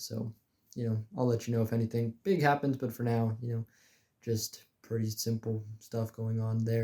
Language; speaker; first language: English; native; English